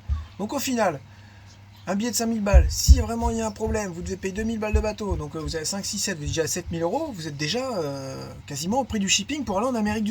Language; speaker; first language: French; native; French